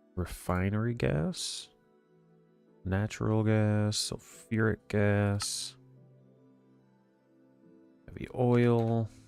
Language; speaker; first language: English; native; English